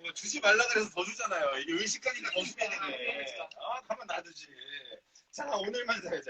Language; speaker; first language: Korean; native; Korean